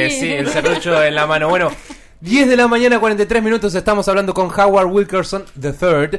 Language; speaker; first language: Spanish; native; Spanish